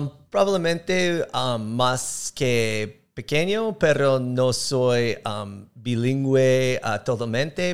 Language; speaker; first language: Spanish; non-native, learner; English